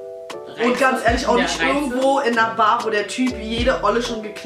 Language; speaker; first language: German; native; German